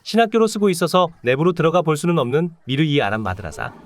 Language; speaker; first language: Korean; native; Korean